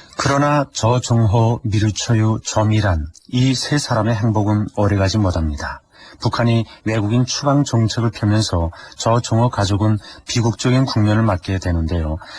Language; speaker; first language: Korean; native; Korean